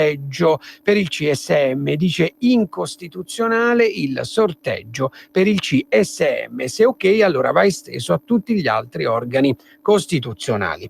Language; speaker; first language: Italian; native; Italian